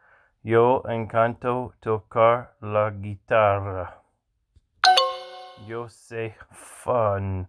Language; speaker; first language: Spanish; non-native, learner; English